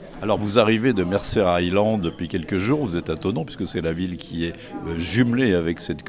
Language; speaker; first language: French; native; French